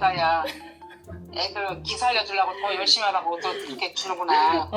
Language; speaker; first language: Korean; native; Korean